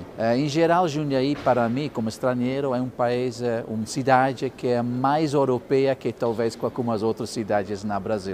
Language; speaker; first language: Portuguese; non-native, fluent; Dutch